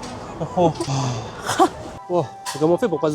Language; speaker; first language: French; native; French